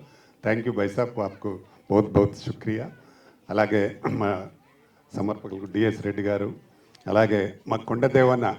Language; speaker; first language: Telugu; native; Telugu